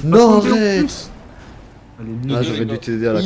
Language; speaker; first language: French; native; French